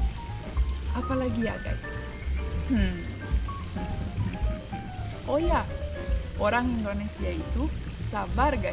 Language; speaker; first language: Indonesian; non-native, fluent; Romanian